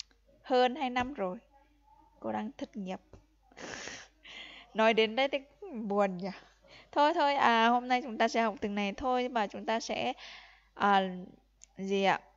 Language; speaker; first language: Vietnamese; non-native, fluent; Lao